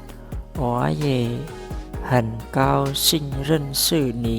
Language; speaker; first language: Chinese; non-native, fluent; Khmer